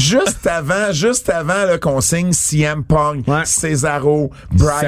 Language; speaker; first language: French; native; French